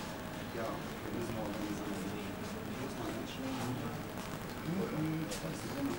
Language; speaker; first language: German; non-native, fluent; Russian